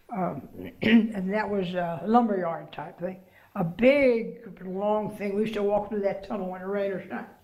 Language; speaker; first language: English; native; English